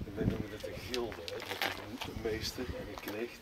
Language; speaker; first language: Dutch; native; Dutch